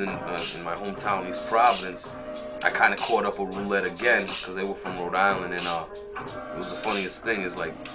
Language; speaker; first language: English; native; English